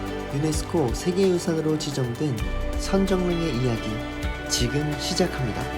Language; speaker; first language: Korean; native; Korean